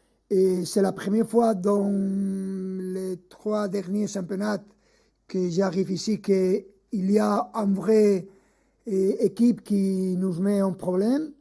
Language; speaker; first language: French; non-native, fluent; Spanish